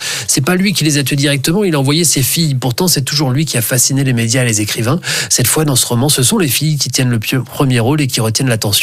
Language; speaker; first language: French; native; French